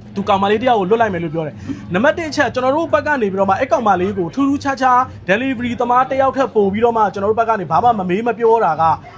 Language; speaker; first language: Burmese; native; Burmese